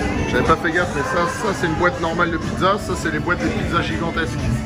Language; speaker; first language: French; native; French